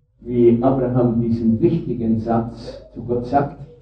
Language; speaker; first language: German; native; German